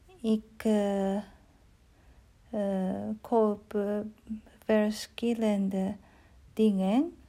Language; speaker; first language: Dutch; non-native, learner; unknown